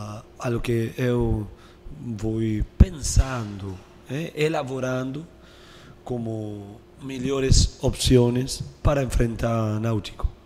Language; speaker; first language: Portuguese; non-native, learner; Spanish